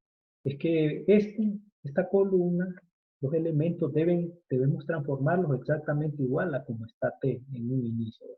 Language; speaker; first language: Spanish; native; Spanish